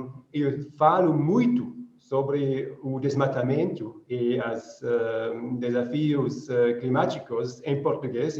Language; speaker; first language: Portuguese; non-native, learner; German